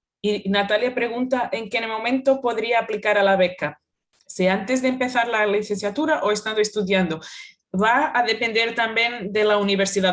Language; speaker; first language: Spanish; non-native, fluent; Portuguese